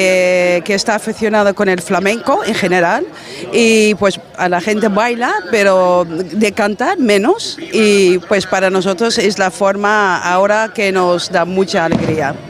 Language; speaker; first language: Spanish; non-native, fluent; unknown